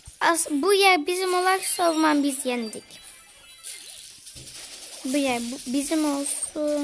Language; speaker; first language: Turkish; early bilingual, heritage; Turkish